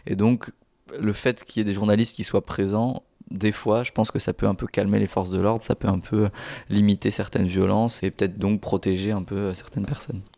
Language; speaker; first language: French; native; French